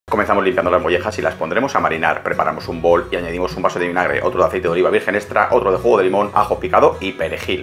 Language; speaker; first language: Spanish; native; Spanish